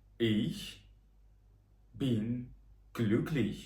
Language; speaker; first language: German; non-native, fluent; Ukrainian